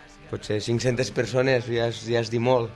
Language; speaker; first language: Catalan; native; Catalan